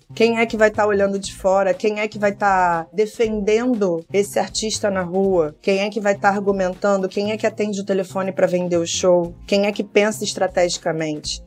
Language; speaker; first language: Portuguese; native; Portuguese